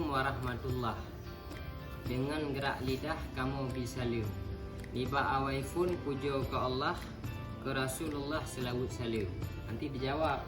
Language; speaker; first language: Indonesian; non-native, local second language; Achinese